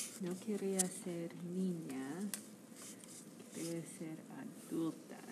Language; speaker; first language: Spanish; non-native, learner; English